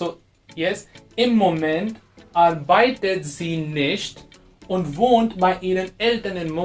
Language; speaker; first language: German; non-native, fluent; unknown